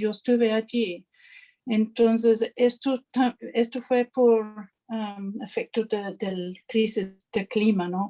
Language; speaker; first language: Spanish; non-native, fluent; English